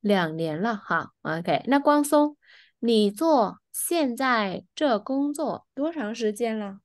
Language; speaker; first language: Chinese; non-native, fluent; Vietnamese